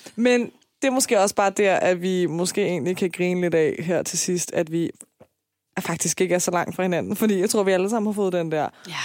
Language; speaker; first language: Danish; early bilingual, other home language; Persian